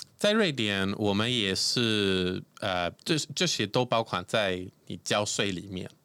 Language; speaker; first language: Chinese; non-native, fluent; Swedish